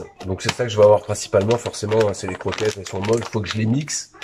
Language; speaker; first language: French; native; French